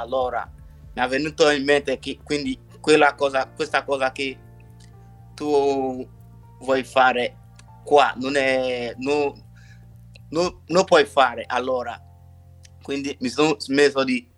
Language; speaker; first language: Italian; non-native, learner; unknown